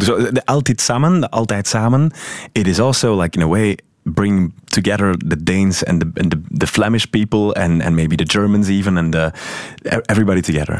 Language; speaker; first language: English; non-native, fluent; Dutch